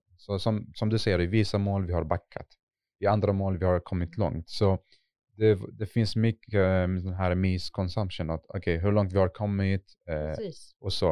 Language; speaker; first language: Swedish; non-native, fluent; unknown